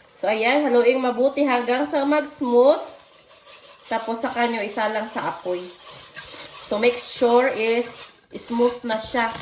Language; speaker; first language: Filipino; non-native, local second language; Cebuano